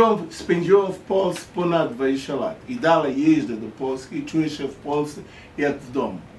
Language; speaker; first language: Polish; non-native, fluent; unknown